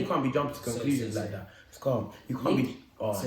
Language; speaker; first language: English; native; English